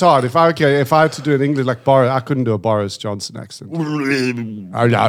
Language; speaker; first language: English; native; English